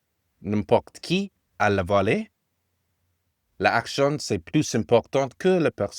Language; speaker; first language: French; non-native, learner; English